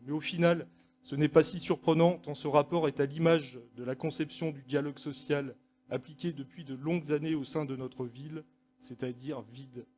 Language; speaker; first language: French; native; French